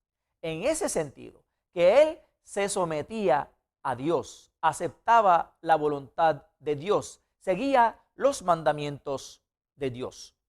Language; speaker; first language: Spanish; non-native, fluent; Arabic